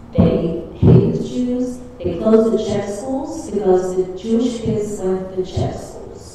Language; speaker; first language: English; early bilingual, other home language; Czech